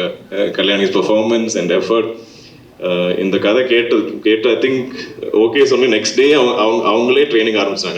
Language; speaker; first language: Tamil; non-native, local second language; Malayalam